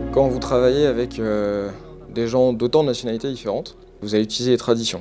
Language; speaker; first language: French; native; French